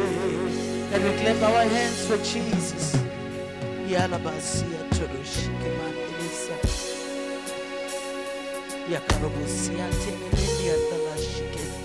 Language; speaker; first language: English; non-native, local second language; Zulu